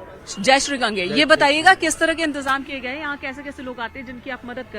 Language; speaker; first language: Hindi; native; Hindi